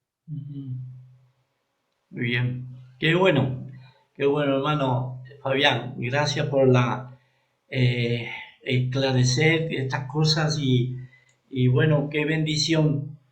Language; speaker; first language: Spanish; native; Spanish